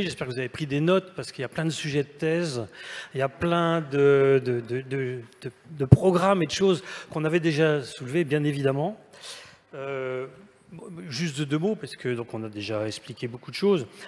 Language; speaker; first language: French; native; French